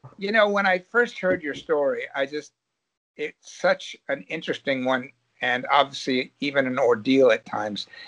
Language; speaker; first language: English; native; English